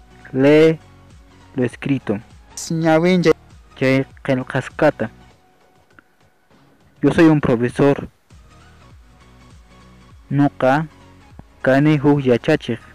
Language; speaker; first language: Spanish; non-native, local second language; Quechua